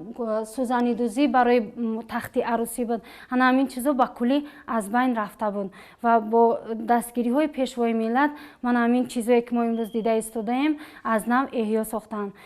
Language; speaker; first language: Tajik; native; Tajik